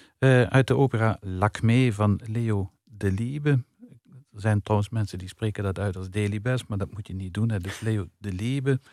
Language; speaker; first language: Dutch; native; Dutch